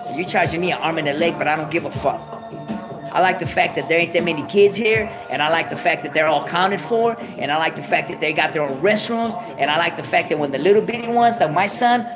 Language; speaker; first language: English; early bilingual, other home language; Spanish